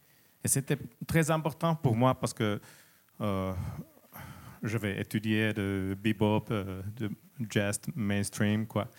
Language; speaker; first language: French; non-native, learner; Finnish